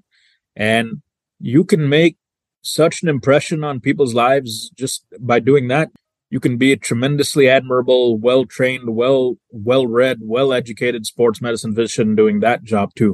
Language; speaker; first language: English; native; English